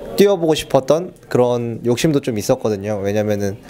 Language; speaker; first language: Korean; native; Korean